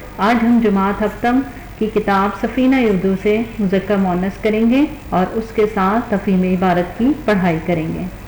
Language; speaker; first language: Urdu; native; Urdu